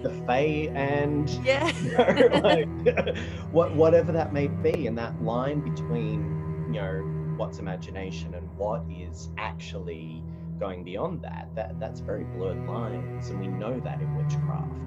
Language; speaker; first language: English; native; English